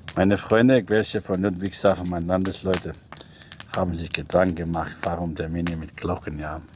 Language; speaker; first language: German; non-native, learner; Albanian